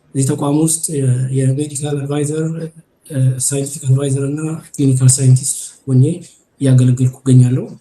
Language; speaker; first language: Amharic; native; Amharic